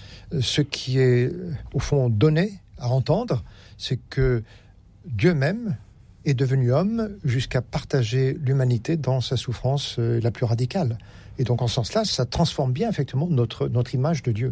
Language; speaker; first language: French; native; French